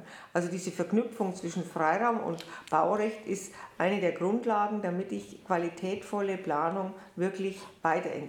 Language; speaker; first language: German; native; German